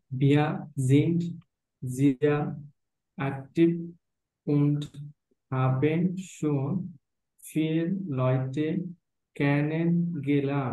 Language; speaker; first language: German; non-native, learner; Bangla